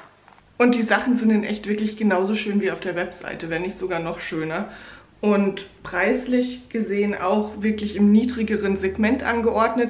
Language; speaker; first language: German; native; German